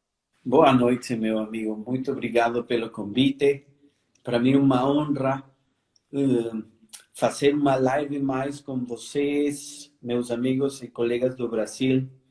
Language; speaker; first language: Portuguese; non-native, fluent; Spanish